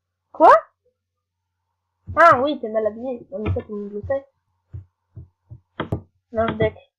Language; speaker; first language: French; native; French